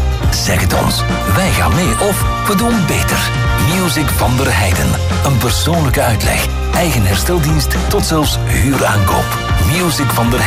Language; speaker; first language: Dutch; native; Dutch